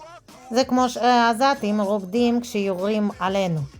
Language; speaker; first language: Hebrew; non-native, fluent; Russian